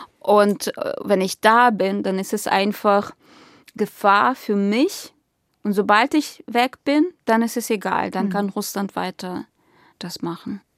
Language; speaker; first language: German; non-native, fluent; Russian